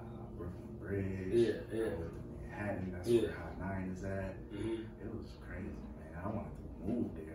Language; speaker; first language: English; native; English